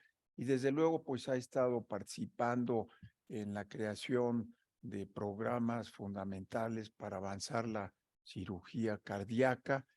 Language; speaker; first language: Spanish; native; Spanish